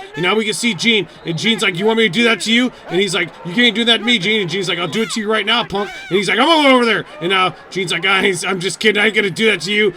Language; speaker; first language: English; native; English